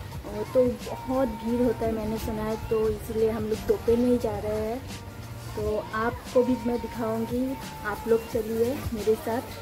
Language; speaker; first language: Hindi; non-native, local second language; Bangla